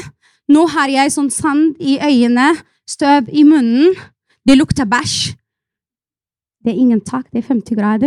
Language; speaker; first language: Norwegian; non-native, fluent; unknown